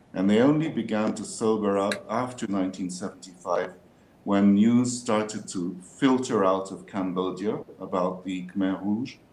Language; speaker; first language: English; early bilingual, other home language; French